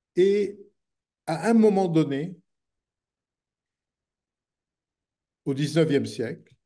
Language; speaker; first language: French; non-native, local second language; Arabic